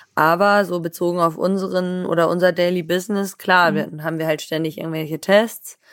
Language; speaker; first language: German; native; German